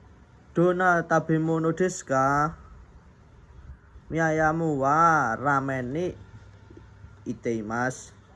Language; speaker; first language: Japanese; non-native, learner; Indonesian